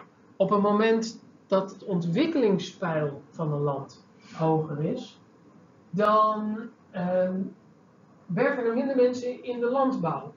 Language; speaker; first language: Dutch; native; Dutch